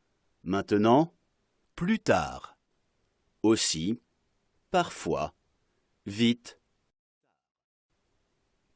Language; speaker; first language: French; non-native, fluent; Arabic